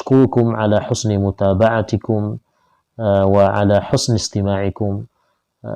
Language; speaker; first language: Arabic; non-native, fluent; Indonesian